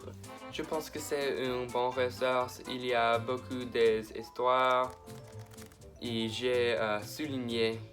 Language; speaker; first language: French; non-native, learner; English